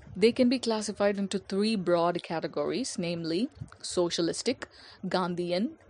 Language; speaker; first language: English; non-native, local second language; Tamil